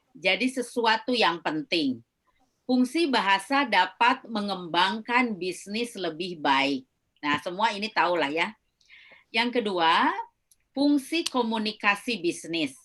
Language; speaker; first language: Indonesian; native; Indonesian